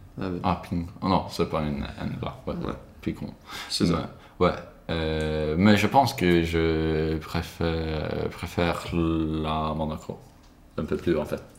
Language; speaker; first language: French; non-native, learner; Swedish